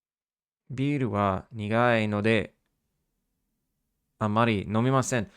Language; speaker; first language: Japanese; non-native, learner; English